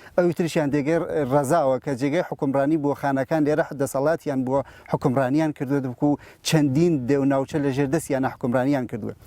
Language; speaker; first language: Central Kurdish; non-native, local second language; Gurani